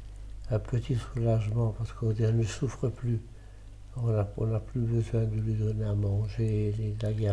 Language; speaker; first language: French; early bilingual, other home language; Italian